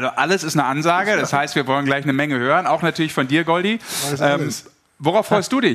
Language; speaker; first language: German; native; German